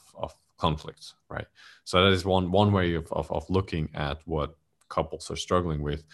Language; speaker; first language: English; non-native, fluent; German